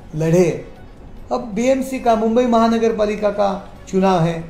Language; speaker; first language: Hindi; non-native, local second language; Marathi